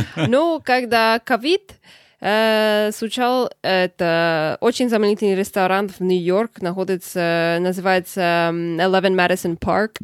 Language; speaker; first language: Russian; early bilingual, heritage; Russian